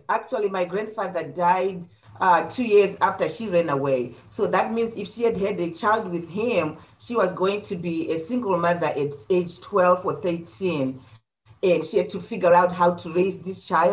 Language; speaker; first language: English; non-native, local second language; Shona